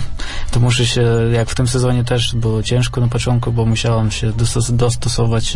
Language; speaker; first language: Polish; non-native, fluent; Russian